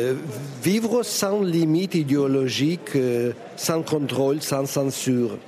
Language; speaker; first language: French; non-native, fluent; Russian